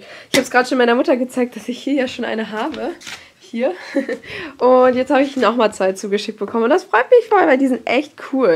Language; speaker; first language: German; native; German